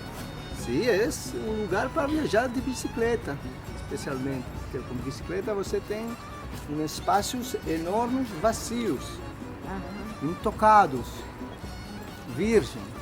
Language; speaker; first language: Portuguese; non-native, learner; Italian